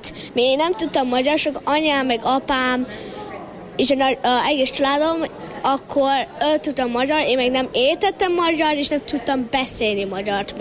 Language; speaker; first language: Hungarian; early bilingual, heritage; English